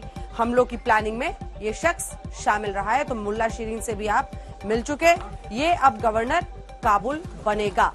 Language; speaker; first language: Hindi; native; Hindi